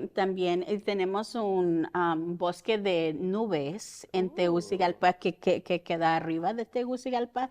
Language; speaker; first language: Spanish; early bilingual, heritage; Spanish